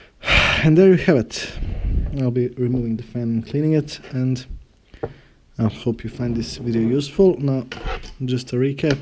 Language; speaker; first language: English; non-native, fluent; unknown